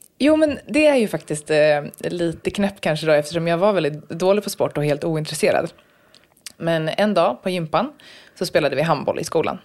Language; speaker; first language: Swedish; native; Swedish